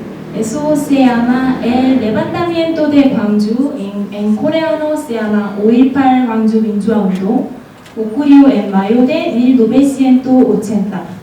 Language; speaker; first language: Spanish; non-native, learner; Korean